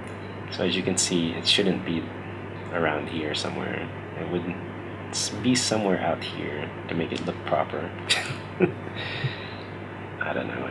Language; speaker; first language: English; native; English